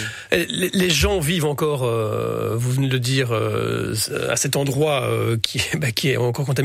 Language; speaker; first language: French; native; French